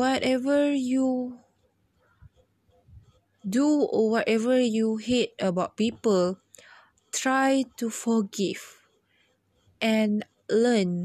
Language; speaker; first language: English; non-native, learner; Malay